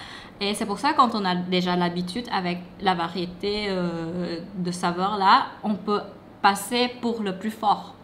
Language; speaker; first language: French; non-native, fluent; Thai